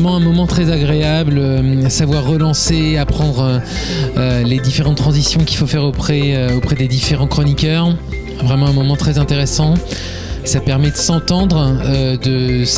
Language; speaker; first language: French; native; French